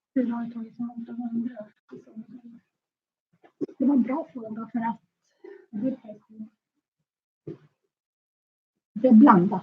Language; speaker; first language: Swedish; native; Swedish